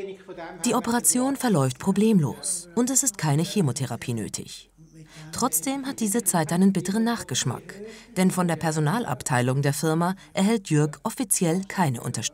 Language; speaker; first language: German; native; German